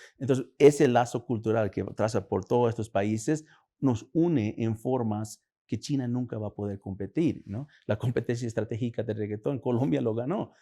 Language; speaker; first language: Spanish; early bilingual, heritage; Spanish